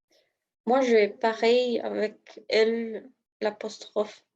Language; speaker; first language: French; non-native, learner; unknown